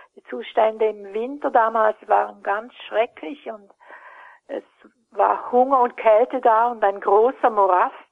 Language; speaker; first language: German; native; German